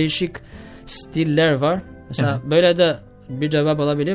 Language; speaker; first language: Turkish; non-native, learner; Albanian